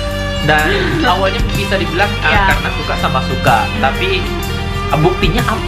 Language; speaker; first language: Indonesian; native; Indonesian